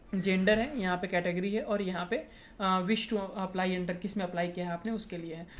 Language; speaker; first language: Hindi; non-native, local second language; Marathi